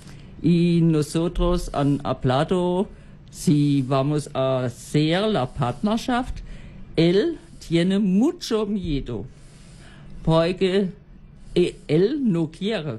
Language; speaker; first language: Spanish; non-native, learner; German